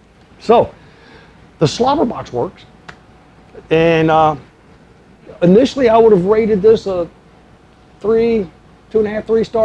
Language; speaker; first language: English; native; English